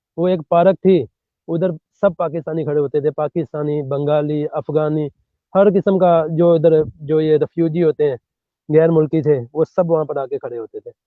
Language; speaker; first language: Urdu; non-native, local second language; Punjabi